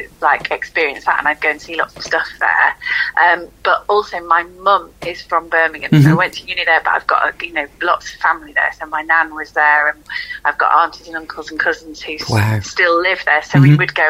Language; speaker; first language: English; native; English